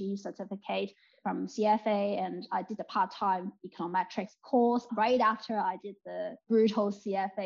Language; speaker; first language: English; non-native, local second language; Cantonese